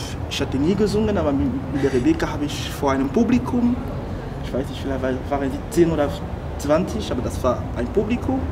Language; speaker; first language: German; non-native, fluent; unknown